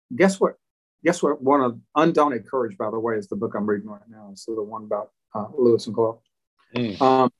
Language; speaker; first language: English; native; English